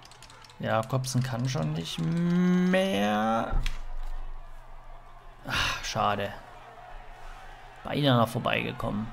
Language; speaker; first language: German; native; German